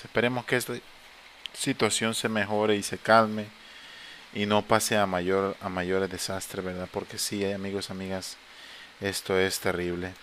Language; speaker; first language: Spanish; native; Spanish